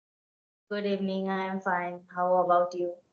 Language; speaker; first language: English; non-native, learner; Hindi